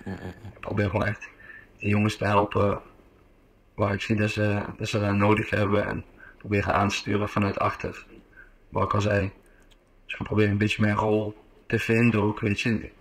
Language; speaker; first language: Dutch; native; Dutch